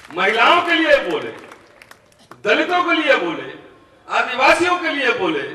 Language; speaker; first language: Hindi; native; Hindi